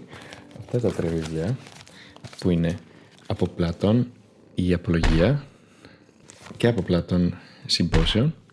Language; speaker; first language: Greek; non-native, fluent; Spanish